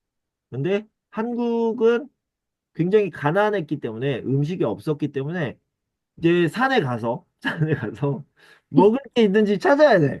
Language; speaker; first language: Korean; native; Korean